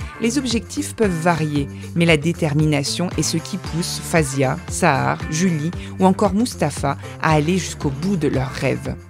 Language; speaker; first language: French; native; French